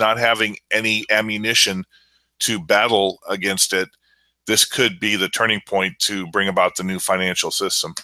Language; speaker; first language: English; native; English